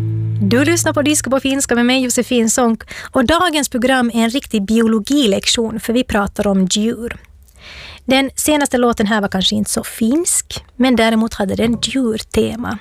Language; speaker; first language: Swedish; native; Swedish